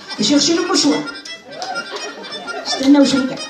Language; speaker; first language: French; non-native, learner; Arabic